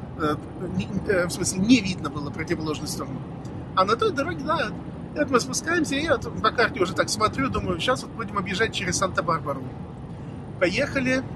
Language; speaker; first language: Russian; native; Russian